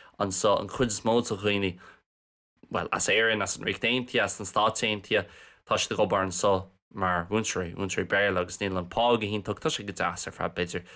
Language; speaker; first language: Irish; non-native, local second language; English